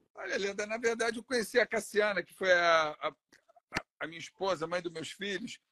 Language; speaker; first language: Portuguese; native; Portuguese